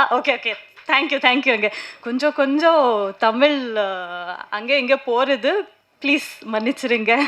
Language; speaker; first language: Tamil; non-native, learner; Kannada